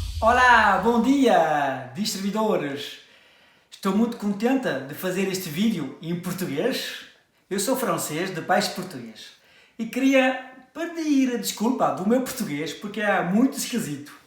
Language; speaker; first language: Portuguese; early bilingual, heritage; French